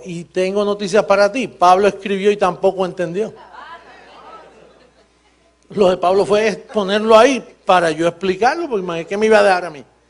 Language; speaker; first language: Spanish; native; Spanish